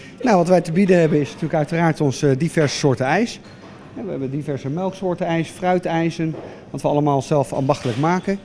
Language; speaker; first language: Dutch; native; Dutch